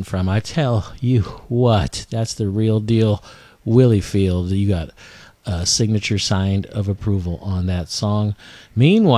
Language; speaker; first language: English; native; English